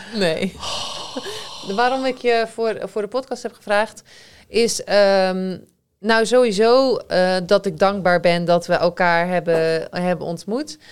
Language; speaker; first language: Dutch; native; Dutch